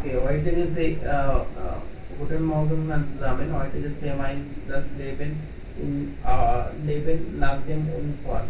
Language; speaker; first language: German; non-native, learner; Hindi